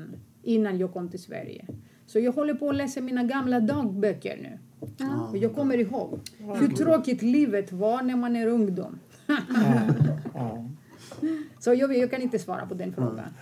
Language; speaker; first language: Swedish; non-native, fluent; Greek